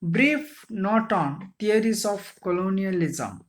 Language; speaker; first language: English; non-native, local second language; Kannada